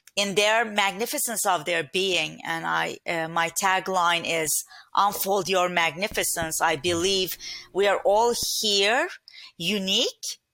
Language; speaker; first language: English; non-native, fluent; Turkish